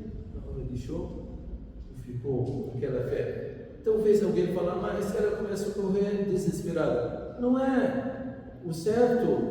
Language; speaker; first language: Portuguese; non-native, fluent; Arabic